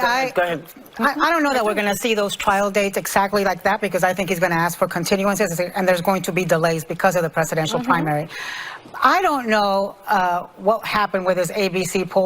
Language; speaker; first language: English; native; English